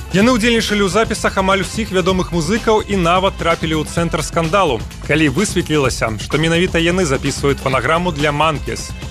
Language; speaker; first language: Belarusian; native; Belarusian